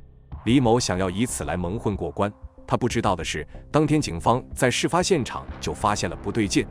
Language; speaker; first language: Chinese; native; Chinese